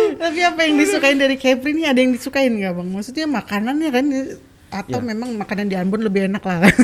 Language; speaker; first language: Indonesian; native; Indonesian